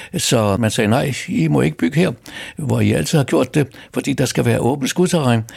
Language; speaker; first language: Danish; native; Danish